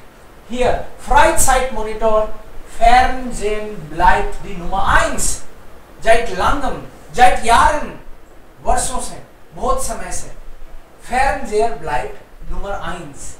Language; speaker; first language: German; non-native, fluent; Hindi